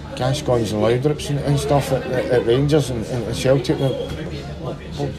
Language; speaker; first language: English; native; English